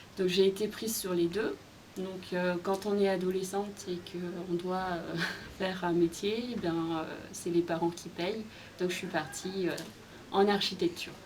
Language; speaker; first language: French; early bilingual, other home language; Khmer